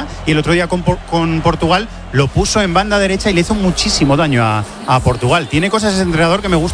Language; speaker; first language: Spanish; native; Spanish